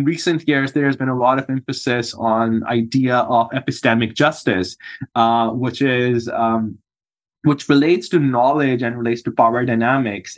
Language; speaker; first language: English; non-native, local second language; Urdu